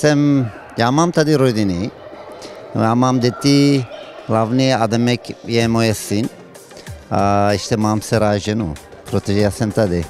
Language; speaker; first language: Czech; non-native, learner; Turkish